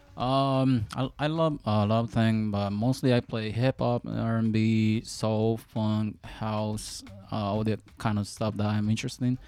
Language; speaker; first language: English; non-native, fluent; Japanese